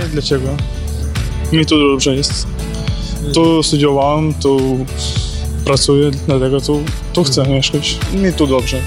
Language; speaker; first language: Polish; non-native, learner; Ukrainian